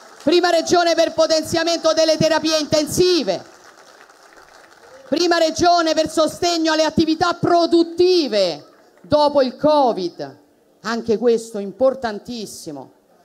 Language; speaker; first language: Italian; native; Italian